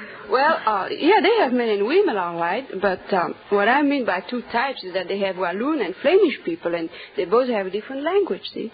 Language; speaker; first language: English; non-native, fluent; French